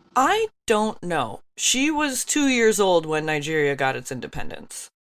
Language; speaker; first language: English; early bilingual, other home language; Yoruba